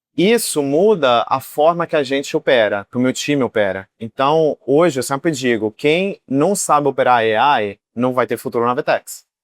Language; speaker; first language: Portuguese; non-native, fluent; Italian